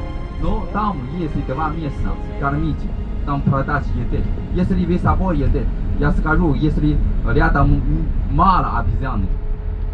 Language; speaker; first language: Russian; non-native, learner; Chinese